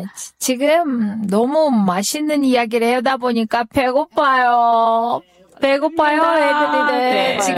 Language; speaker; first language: Korean; non-native, fluent; Kyrgyz